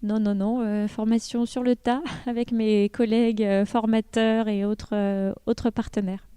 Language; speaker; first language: French; native; French